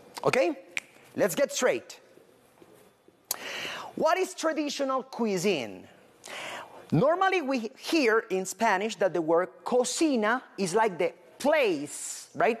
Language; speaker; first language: English; non-native, fluent; Spanish